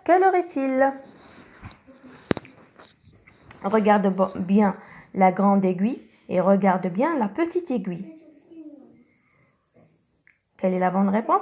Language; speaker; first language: French; non-native, local second language; Arabic